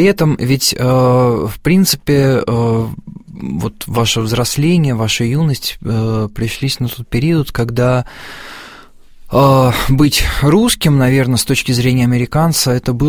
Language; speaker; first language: Russian; native; Russian